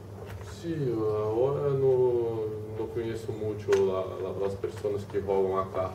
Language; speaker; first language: Spanish; non-native, learner; Portuguese